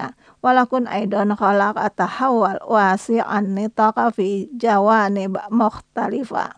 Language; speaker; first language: Arabic; non-native, learner; Indonesian